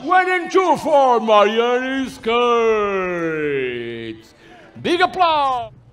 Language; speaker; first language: English; non-native, learner; Portuguese